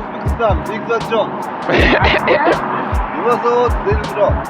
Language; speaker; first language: Russian; non-native, learner; Uzbek